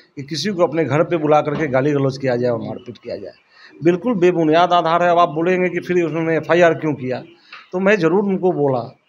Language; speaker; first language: Hindi; native; Hindi